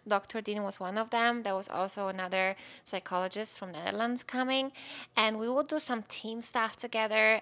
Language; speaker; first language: English; non-native, fluent; Polish